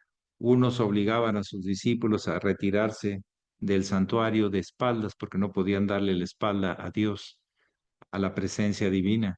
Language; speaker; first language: Spanish; native; Spanish